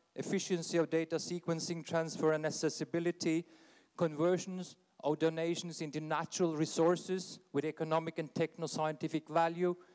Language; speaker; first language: English; non-native, fluent; Norwegian